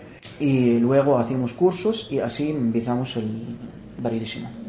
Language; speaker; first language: Spanish; non-native, fluent; Arabic